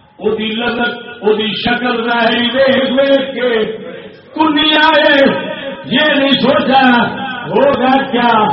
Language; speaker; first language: Urdu; non-native, local second language; Punjabi